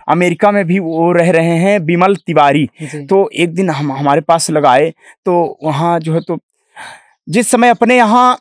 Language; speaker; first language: Hindi; native; Hindi